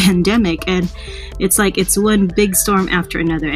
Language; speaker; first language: English; non-native, local second language; Filipino